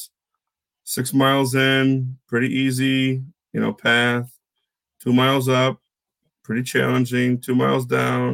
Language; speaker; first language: English; native; English